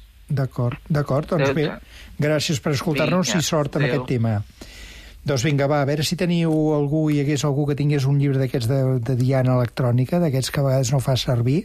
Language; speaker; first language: Catalan; native; Catalan